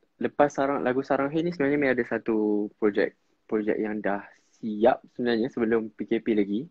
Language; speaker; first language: Malay; non-native, local second language; Min Nan Chinese